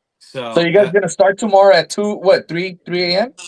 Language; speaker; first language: English; native; English